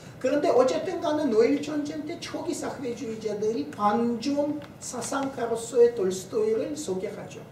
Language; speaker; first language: Korean; non-native, fluent; Russian